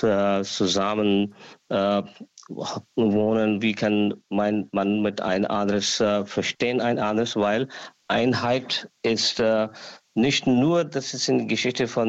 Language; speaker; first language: German; non-native, learner; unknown